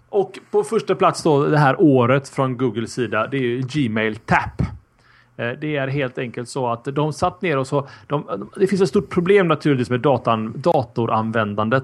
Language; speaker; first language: Swedish; native; Swedish